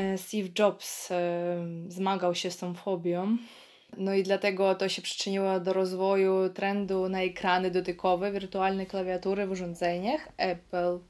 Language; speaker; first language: Polish; non-native, fluent; Russian